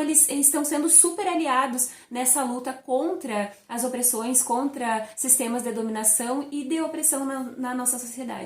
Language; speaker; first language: Portuguese; native; Portuguese